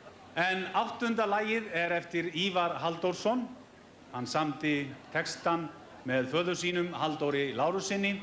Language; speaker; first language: Icelandic; native; Icelandic